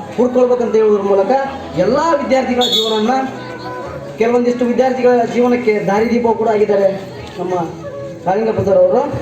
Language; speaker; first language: Kannada; native; Kannada